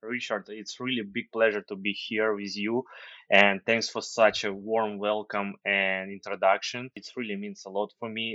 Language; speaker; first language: English; non-native, fluent; Ukrainian